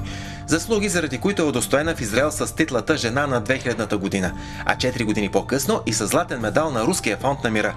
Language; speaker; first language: Bulgarian; native; Bulgarian